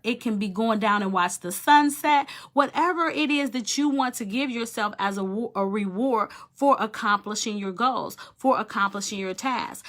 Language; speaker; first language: English; native; English